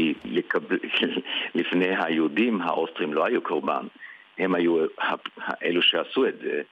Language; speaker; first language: Hebrew; early bilingual, heritage; Hebrew